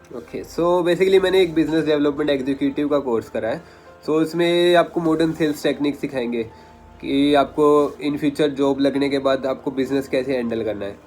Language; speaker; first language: Hindi; native; Hindi